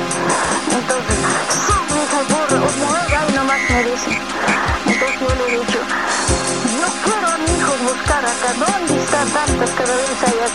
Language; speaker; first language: Spanish; non-native, local second language; Quechua